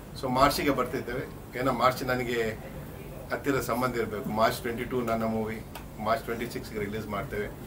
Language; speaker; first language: Kannada; non-native, local second language; Tulu